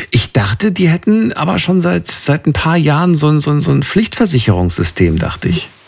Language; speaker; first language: German; native; German